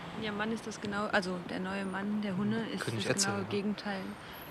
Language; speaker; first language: German; non-native, learner; French